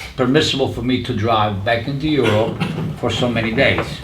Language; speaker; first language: English; non-native, fluent; Italian